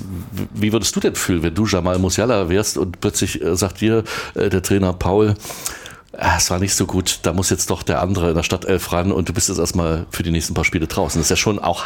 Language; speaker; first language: German; native; German